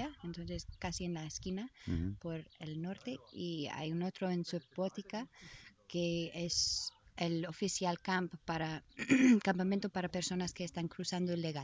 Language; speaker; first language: Spanish; non-native, learner; English